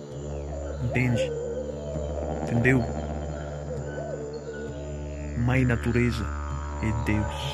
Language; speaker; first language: Portuguese; non-native, learner; Croatian